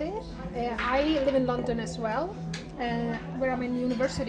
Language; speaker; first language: English; non-native, fluent; Icelandic